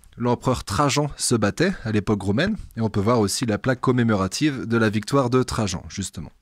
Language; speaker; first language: French; native; French